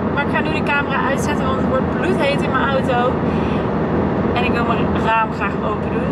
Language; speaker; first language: Dutch; native; Dutch